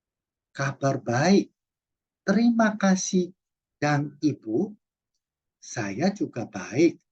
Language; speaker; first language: Indonesian; non-native, fluent; Chinese